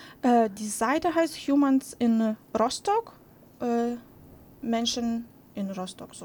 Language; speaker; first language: German; non-native, fluent; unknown